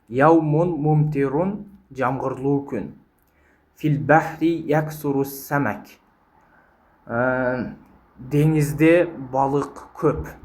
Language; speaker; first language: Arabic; non-native, fluent; Kyrgyz